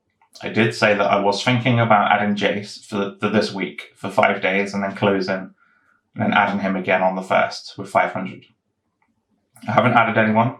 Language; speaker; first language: English; native; English